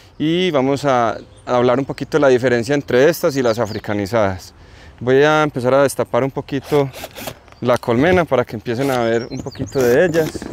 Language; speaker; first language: Spanish; native; Spanish